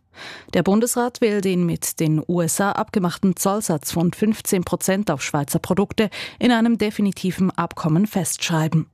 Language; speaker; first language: German; native; German